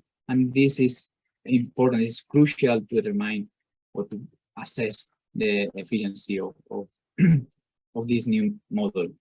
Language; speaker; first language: English; non-native, fluent; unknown